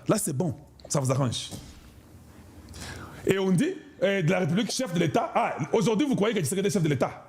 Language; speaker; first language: French; non-native, local second language; Lingala